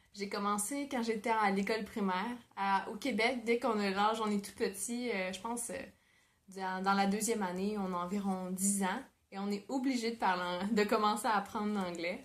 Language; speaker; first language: French; native; French